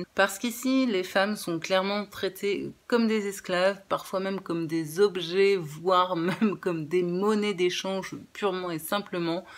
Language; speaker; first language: French; native; French